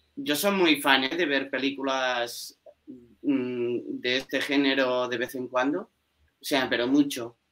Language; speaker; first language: Spanish; native; Spanish